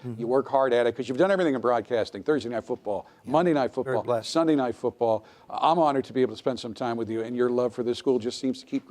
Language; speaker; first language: English; native; English